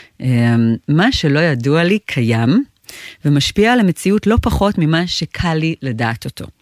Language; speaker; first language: Hebrew; native; Hebrew